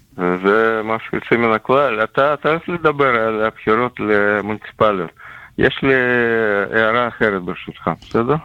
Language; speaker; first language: Hebrew; non-native, fluent; Russian